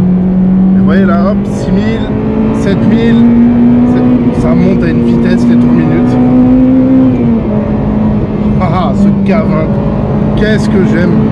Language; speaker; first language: French; native; French